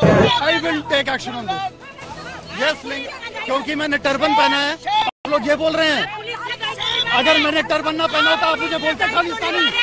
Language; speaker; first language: Hindi; non-native, local second language; Punjabi